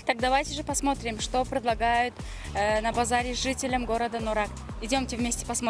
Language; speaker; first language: Russian; non-native, local second language; Tajik